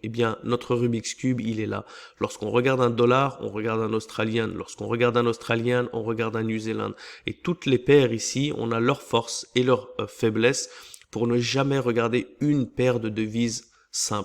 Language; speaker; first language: French; native; French